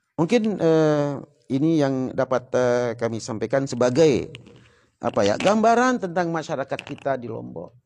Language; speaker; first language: Indonesian; non-native, local second language; Sasak